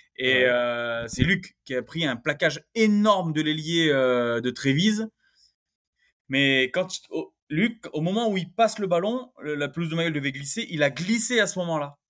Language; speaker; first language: French; native; French